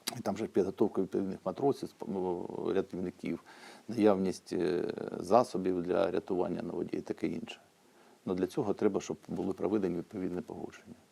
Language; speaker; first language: Ukrainian; native; Ukrainian